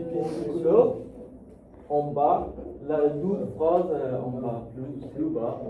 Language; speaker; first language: French; non-native, learner; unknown